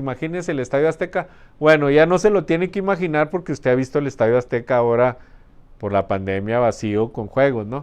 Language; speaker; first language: Spanish; native; Spanish